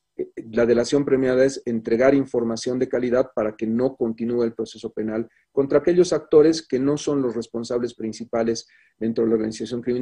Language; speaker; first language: Spanish; native; Spanish